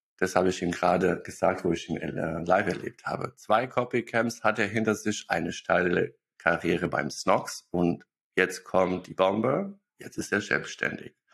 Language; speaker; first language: German; non-native, fluent; Bosnian